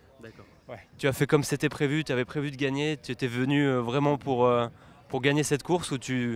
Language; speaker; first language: French; native; French